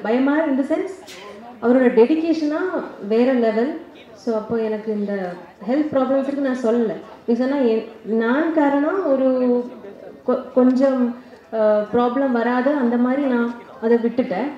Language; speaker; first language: Tamil; non-native, learner; Malayalam